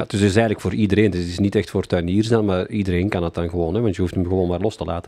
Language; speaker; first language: Dutch; native; Dutch